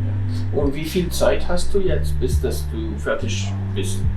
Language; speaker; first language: German; non-native, fluent; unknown